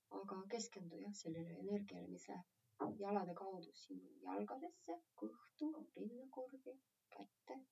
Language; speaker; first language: Estonian; non-native, local second language; Russian